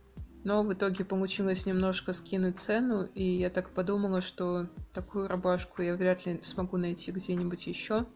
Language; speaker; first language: Russian; native; Russian